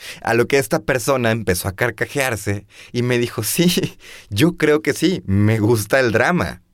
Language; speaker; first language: Spanish; native; Spanish